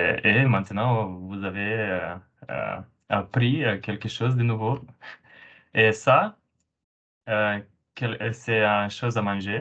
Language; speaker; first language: French; non-native, fluent; Romanian